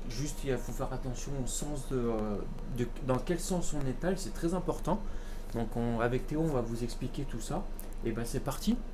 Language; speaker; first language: French; native; French